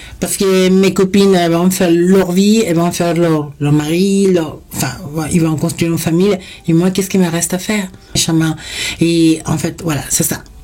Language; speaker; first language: French; non-native, fluent; Spanish